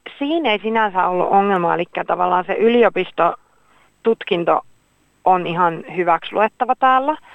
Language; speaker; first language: Finnish; native; Finnish